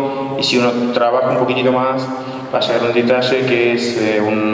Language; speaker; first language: Spanish; native; Spanish